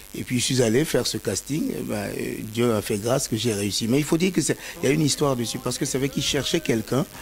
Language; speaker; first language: French; non-native, local second language; Kongo